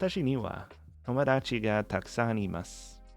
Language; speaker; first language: Japanese; non-native, learner; English